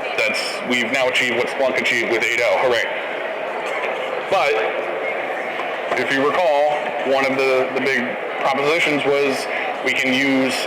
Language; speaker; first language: English; native; English